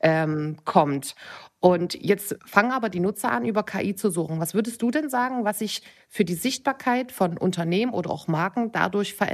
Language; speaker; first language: German; native; German